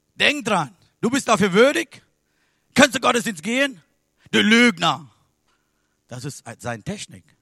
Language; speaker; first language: German; non-native, learner; Sinhala